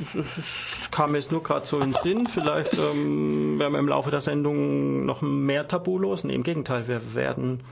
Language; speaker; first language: German; native; German